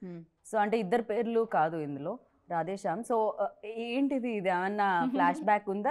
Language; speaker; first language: Telugu; native; Telugu